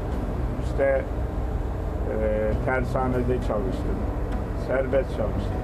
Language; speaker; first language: Turkish; native; Turkish